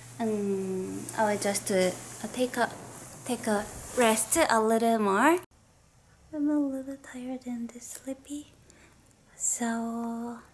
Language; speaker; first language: English; non-native, learner; Korean